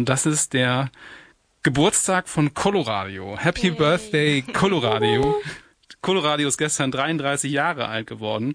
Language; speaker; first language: German; native; German